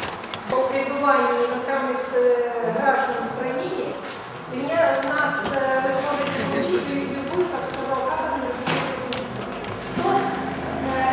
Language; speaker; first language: Russian; non-native, local second language; Ukrainian